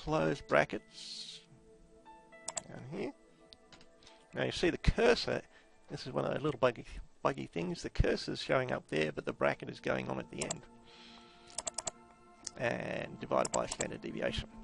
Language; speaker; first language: English; native; English